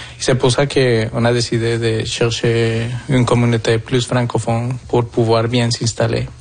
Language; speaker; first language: French; non-native, fluent; Spanish